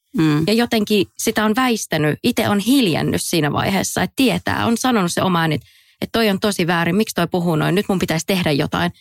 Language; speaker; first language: Finnish; native; Finnish